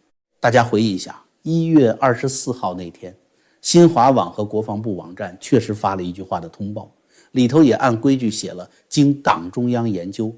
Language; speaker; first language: Chinese; native; Chinese